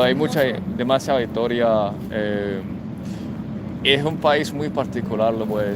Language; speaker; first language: Spanish; non-native, fluent; English